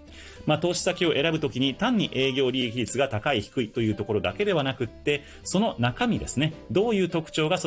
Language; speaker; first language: Japanese; native; Japanese